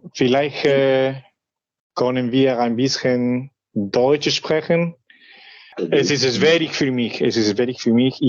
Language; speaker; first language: German; non-native, learner; Spanish